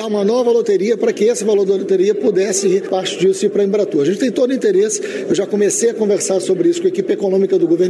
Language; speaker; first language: Portuguese; native; Portuguese